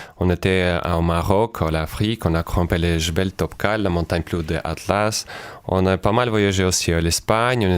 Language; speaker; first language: French; non-native, fluent; Ukrainian